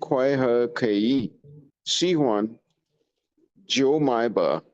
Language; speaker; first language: Chinese; non-native, learner; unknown